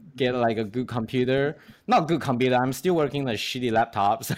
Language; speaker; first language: English; non-native, fluent; Chinese